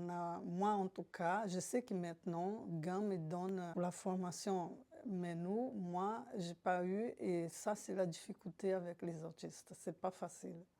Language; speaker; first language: French; non-native, fluent; Portuguese